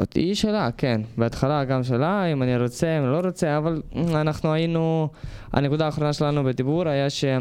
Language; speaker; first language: Hebrew; non-native, learner; Ukrainian